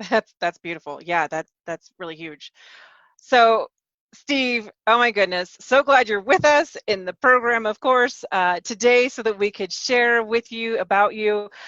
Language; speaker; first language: English; native; English